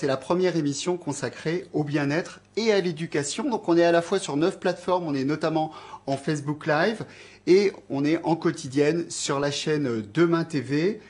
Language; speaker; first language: French; native; French